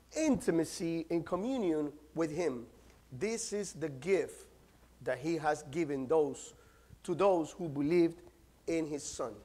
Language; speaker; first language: English; non-native, fluent; Spanish